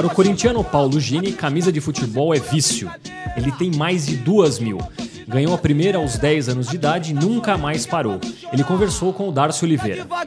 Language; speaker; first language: Portuguese; native; Portuguese